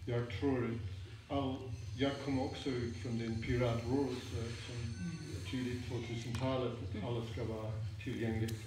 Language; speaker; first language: Swedish; non-native, fluent; English